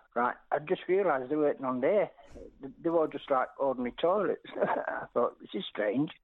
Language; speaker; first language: English; native; English